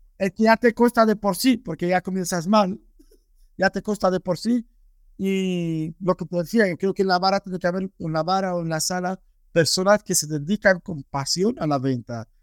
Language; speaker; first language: Spanish; non-native, fluent; Romanian